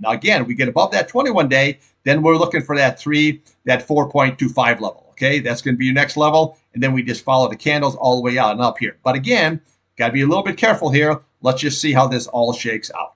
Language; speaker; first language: English; native; English